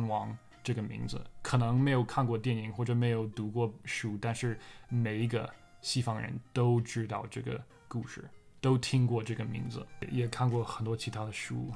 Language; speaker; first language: Chinese; non-native, fluent; English